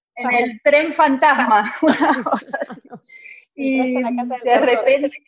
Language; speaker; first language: Spanish; native; Spanish